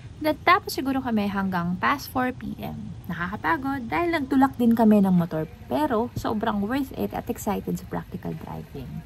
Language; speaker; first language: Filipino; native; Filipino